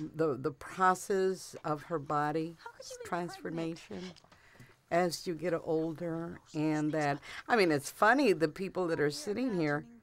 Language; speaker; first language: English; early bilingual, other home language; Spanish